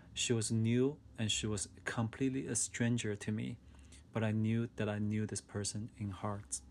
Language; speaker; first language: English; non-native, fluent; Chinese